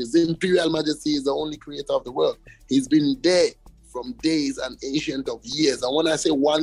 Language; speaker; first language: English; non-native, local second language; Ewe